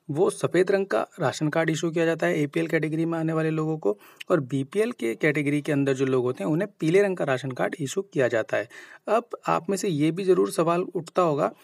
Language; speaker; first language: Hindi; native; Hindi